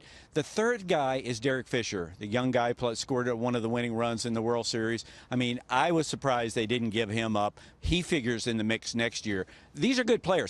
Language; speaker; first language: English; native; English